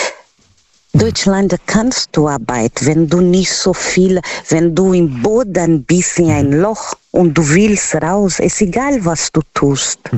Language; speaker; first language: German; non-native, fluent; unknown